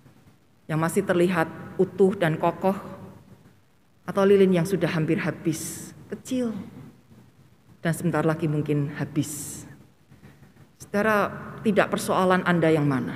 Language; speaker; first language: Indonesian; native; Indonesian